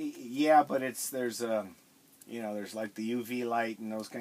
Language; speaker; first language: English; native; English